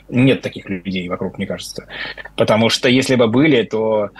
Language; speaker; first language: Russian; native; Russian